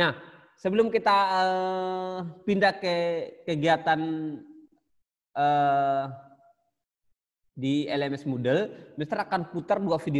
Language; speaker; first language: Indonesian; native; Indonesian